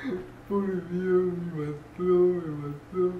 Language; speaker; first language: Spanish; native; Spanish